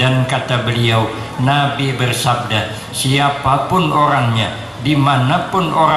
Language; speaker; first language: Indonesian; non-native, local second language; Banjar